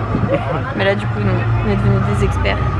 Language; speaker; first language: French; native; French